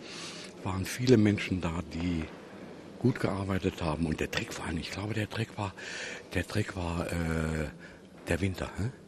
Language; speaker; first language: German; native; German